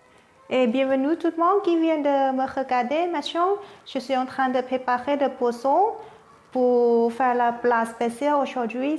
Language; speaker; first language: French; non-native, learner; Thai